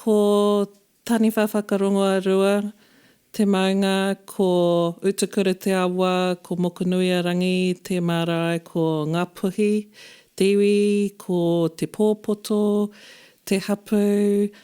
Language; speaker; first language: Māori; non-native, local second language; English